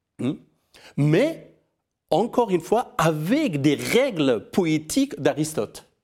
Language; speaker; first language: French; non-native, fluent; Persian